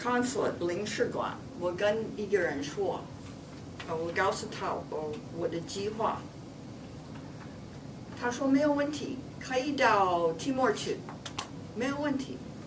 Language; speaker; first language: Chinese; non-native, fluent; English